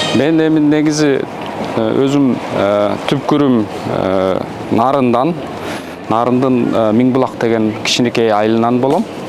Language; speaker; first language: Kyrgyz; native; Kyrgyz